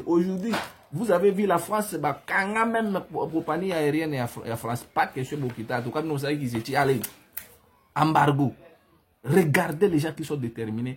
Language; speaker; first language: French; non-native, local second language; Lingala